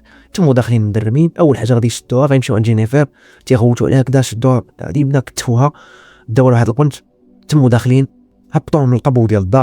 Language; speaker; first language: Arabic; native; Arabic